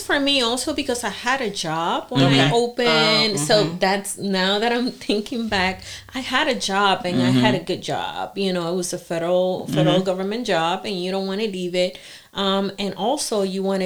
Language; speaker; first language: English; non-native, fluent; Spanish